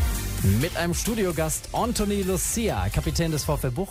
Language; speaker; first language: German; native; German